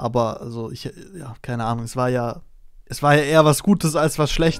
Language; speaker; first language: German; native; German